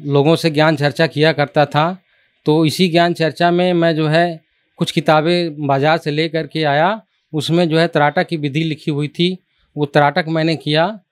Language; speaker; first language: Hindi; native; Hindi